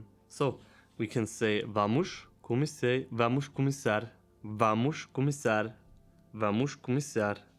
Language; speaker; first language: Portuguese; non-native, learner; German